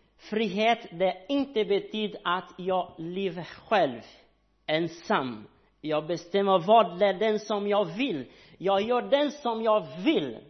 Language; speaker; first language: Swedish; non-native, learner; Portuguese